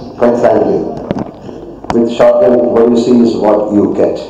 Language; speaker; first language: English; non-native, local second language; Malayalam